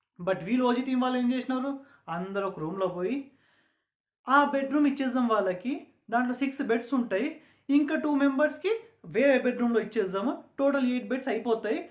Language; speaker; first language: Telugu; non-native, local second language; Urdu